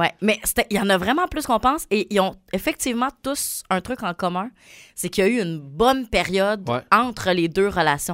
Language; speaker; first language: French; native; French